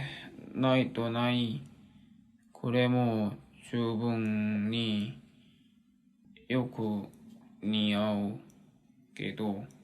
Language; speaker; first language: Japanese; non-native, learner; Korean